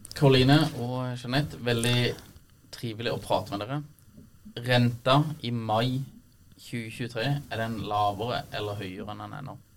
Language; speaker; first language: Norwegian; native; Norwegian